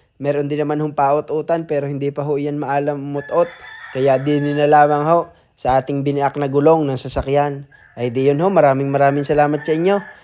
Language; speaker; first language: Filipino; native; Filipino